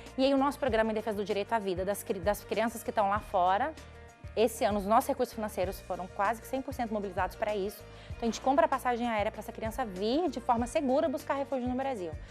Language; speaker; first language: Portuguese; native; Portuguese